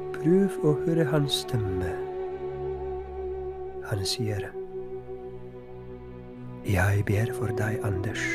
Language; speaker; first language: Norwegian; non-native, fluent; Polish